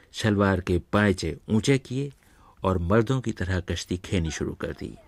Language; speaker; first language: Urdu; native; Urdu